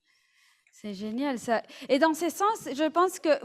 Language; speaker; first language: French; non-native, fluent; Spanish